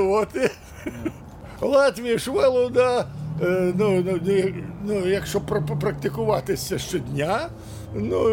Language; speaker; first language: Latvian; non-native, learner; Russian